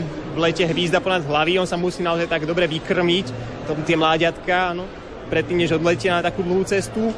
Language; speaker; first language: Slovak; native; Slovak